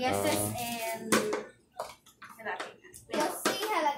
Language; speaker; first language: Spanish; early bilingual, heritage; Spanish